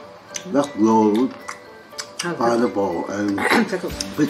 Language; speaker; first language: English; non-native, learner; Vietnamese